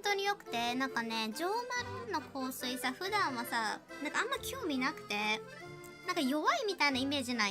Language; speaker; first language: Japanese; native; Japanese